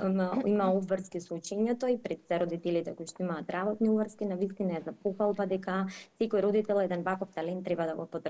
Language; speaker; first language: Macedonian; native; Macedonian